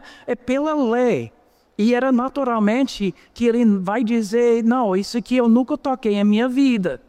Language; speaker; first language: Portuguese; non-native, fluent; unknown